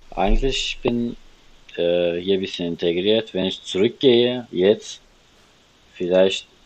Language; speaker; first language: German; non-native, fluent; Turkish